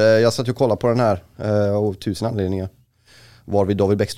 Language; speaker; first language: Swedish; native; Swedish